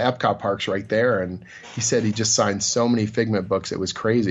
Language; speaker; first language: English; native; English